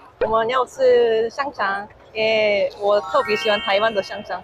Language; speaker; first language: Chinese; non-native, fluent; Korean